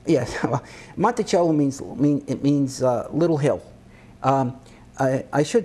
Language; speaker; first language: English; native; English